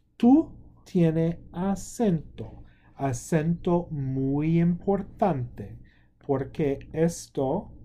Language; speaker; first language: Spanish; non-native, fluent; English